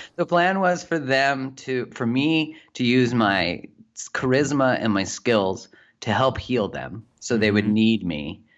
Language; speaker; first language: English; native; English